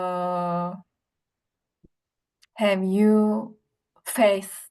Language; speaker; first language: English; non-native, learner; Turkish